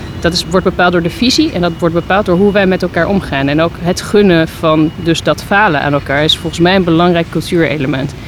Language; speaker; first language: Dutch; native; Dutch